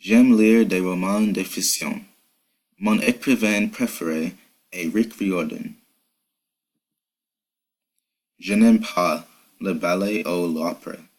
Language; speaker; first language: French; non-native, learner; English